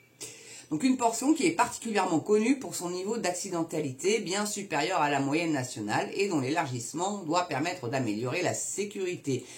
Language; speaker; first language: French; native; French